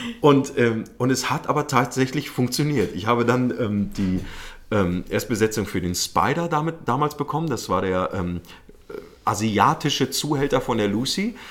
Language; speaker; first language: German; early bilingual, other home language; Arabic